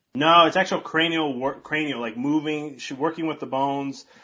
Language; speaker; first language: English; native; English